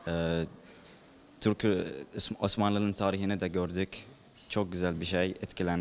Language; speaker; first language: Turkish; non-native, learner; Arabic